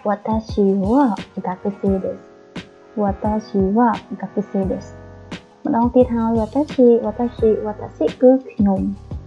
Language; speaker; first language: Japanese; non-native, fluent; Khmer